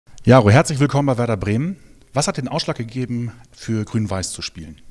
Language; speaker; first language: German; native; German